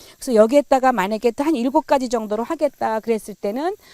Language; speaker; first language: Korean; native; Korean